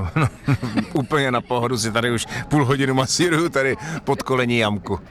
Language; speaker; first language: Czech; native; Czech